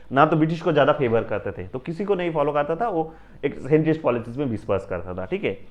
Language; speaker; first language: Hindi; non-native, local second language; Bangla